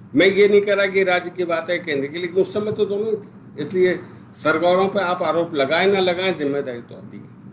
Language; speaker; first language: Hindi; native; Hindi